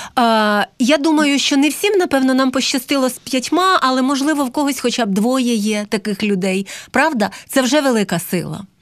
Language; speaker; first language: Ukrainian; native; Ukrainian